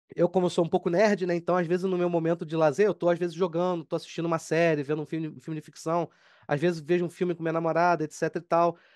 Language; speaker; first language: Portuguese; native; Portuguese